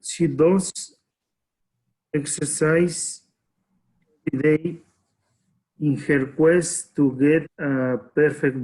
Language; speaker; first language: English; non-native, learner; Spanish